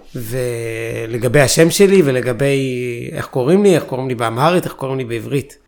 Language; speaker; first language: Hebrew; early bilingual, other home language; Amharic